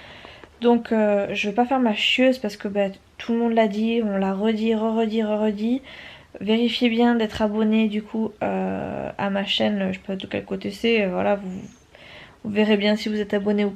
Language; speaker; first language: French; native; French